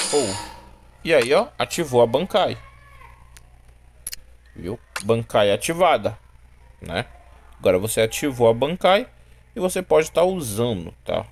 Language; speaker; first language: Portuguese; native; Portuguese